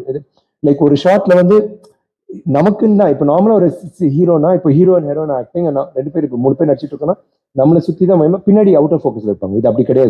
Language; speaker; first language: Tamil; native; Tamil